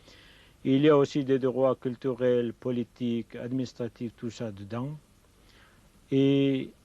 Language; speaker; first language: French; non-native, fluent; Kurdish